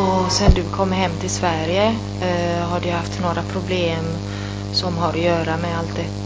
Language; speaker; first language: Swedish; non-native, fluent; Italian